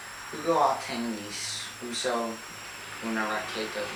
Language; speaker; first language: Spanish; non-native, learner; English